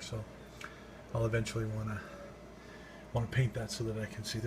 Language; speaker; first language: English; native; English